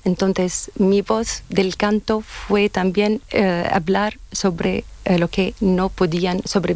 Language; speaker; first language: Spanish; non-native, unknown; Arabic